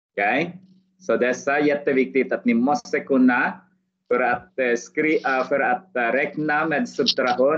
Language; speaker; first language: Swedish; non-native, fluent; Arabic